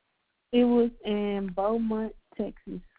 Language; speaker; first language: English; native; English